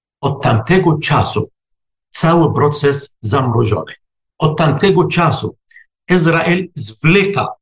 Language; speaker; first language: Polish; non-native, fluent; Arabic